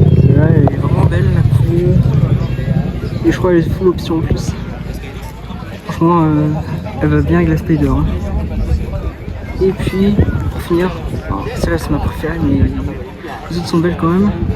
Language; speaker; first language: French; native; French